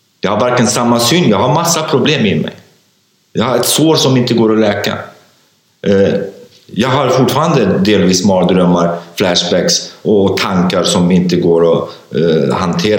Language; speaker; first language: Swedish; non-native, fluent; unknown